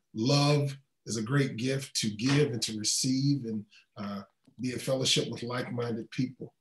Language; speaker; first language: English; native; English